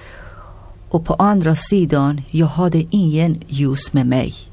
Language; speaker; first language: Swedish; non-native, learner; Persian